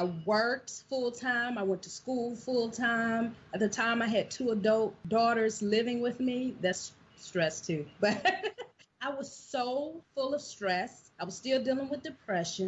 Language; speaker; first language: English; native; English